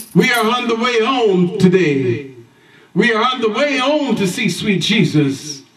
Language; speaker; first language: English; native; English